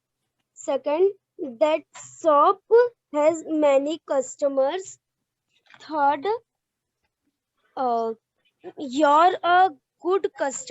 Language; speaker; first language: English; non-native, learner; Hindi